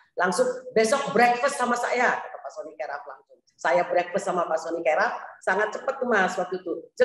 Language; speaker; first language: Indonesian; native; Indonesian